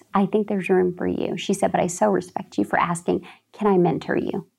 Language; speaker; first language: English; native; English